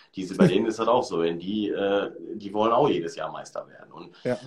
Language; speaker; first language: German; native; German